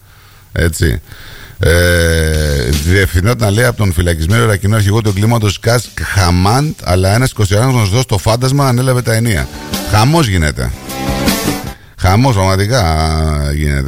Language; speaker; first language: Greek; native; Greek